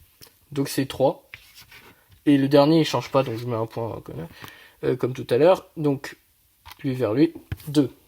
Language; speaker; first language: French; native; French